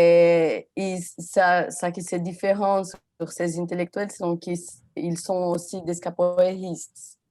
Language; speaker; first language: French; non-native, fluent; Portuguese